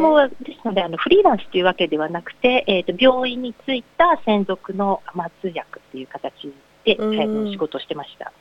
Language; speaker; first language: Japanese; native; Japanese